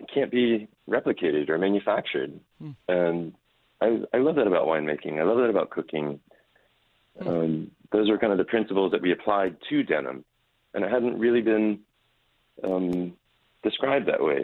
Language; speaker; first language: English; native; English